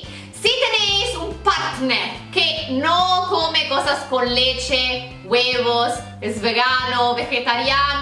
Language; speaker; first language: Spanish; non-native, fluent; Italian